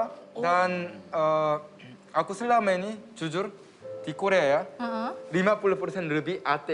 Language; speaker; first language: Indonesian; non-native, fluent; Korean